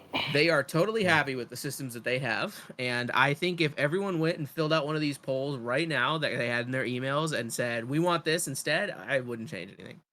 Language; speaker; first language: English; native; English